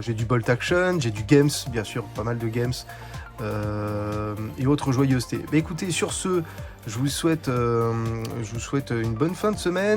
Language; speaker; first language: French; native; French